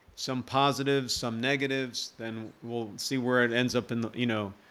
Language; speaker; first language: English; native; English